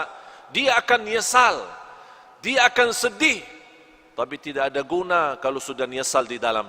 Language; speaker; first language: Indonesian; non-native, fluent; Arabic